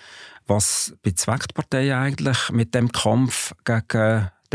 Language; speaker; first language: German; native; German